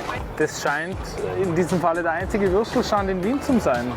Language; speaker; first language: German; native; German